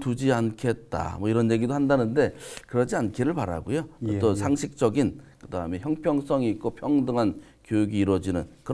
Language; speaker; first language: Korean; native; Korean